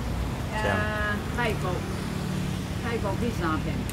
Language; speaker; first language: Chinese; non-native, local second language; Min Nan Chinese